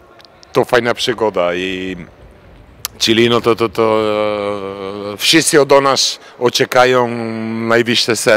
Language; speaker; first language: Polish; non-native, fluent; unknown